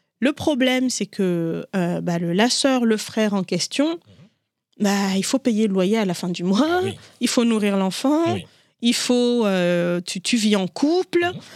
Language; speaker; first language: French; non-native, local second language; Ngazidja Comorian